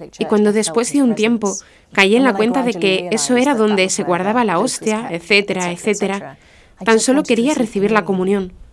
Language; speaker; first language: Spanish; non-native, fluent; English